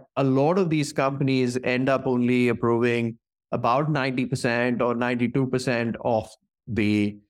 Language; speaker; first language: English; non-native, local second language; Hindi